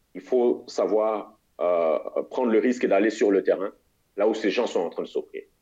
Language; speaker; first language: French; non-native, local second language; Lingala